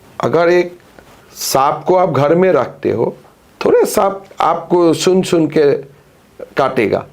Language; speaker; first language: Hindi; non-native, local second language; Assamese